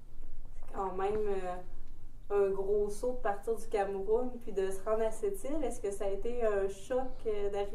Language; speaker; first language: French; native; French